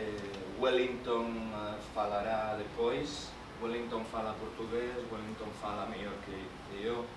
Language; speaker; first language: Portuguese; non-native, learner; Spanish